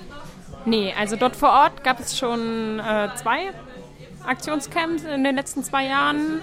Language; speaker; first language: German; native; German